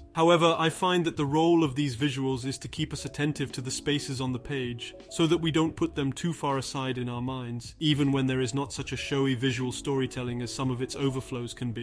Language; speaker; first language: English; non-native, fluent; French